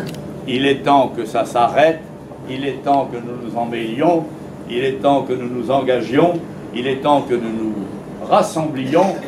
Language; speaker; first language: French; native; French